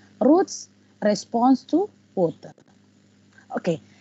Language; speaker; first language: English; non-native, local second language; Malay